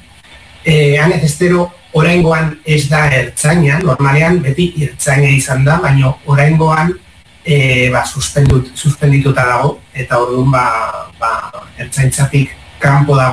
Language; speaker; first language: Basque; non-native, local second language; Spanish